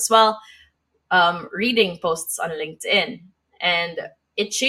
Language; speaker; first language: English; non-native, local second language; Filipino